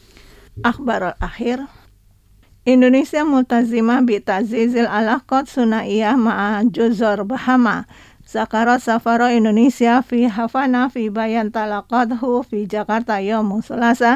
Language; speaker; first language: Arabic; non-native, fluent; Indonesian